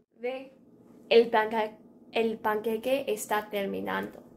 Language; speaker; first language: Spanish; non-native, learner; English